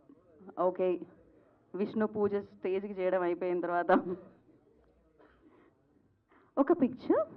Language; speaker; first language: Telugu; native; Telugu